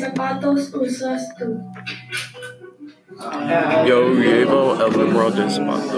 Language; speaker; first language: Spanish; non-native, learner; English